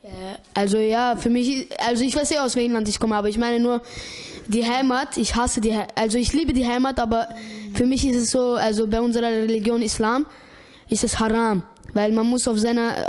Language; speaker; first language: German; early bilingual, other home language; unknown